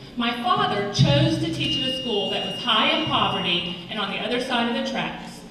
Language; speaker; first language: English; native; English